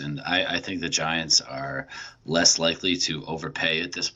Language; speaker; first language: English; native; English